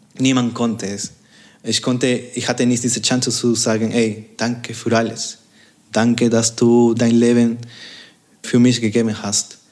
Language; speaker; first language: German; non-native, fluent; Spanish